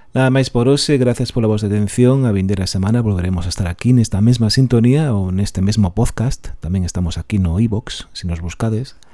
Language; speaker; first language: Galician; non-native, local second language; Spanish